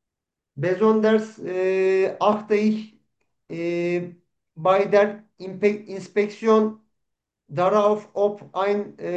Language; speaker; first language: German; non-native, learner; Turkish